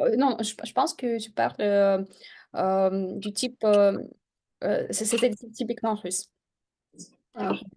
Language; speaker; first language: French; non-native, fluent; Russian